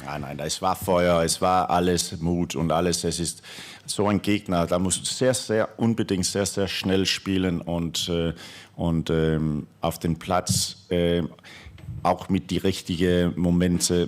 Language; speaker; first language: German; non-native, fluent; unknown